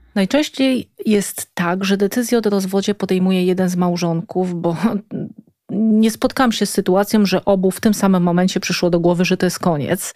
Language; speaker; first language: Polish; native; Polish